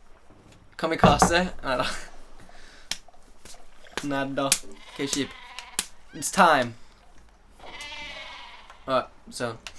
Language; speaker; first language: Norwegian; native; Norwegian